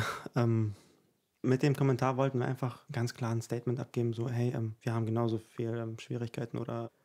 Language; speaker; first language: German; early bilingual, other home language; Ukrainian